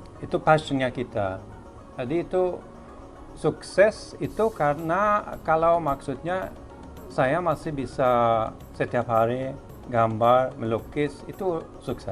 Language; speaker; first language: Indonesian; non-native, fluent; Swedish